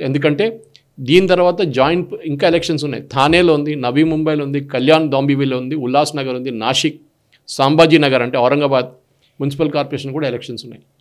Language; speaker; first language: Telugu; non-native, local second language; Malayalam